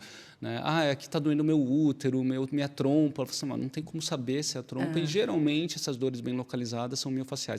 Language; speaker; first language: Portuguese; native; Portuguese